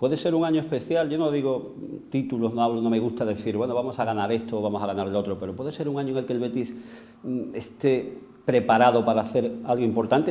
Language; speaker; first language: Spanish; native; Spanish